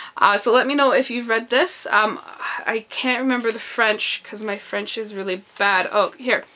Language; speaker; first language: English; native; English